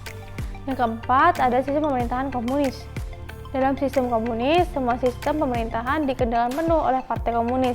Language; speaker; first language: Indonesian; native; Indonesian